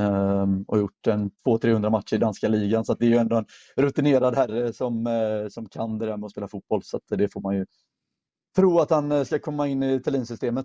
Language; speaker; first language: Swedish; native; Swedish